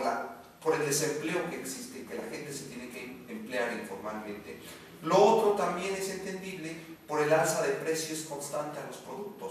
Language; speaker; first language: Spanish; native; Spanish